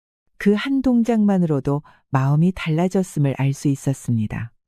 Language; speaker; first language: Korean; native; Korean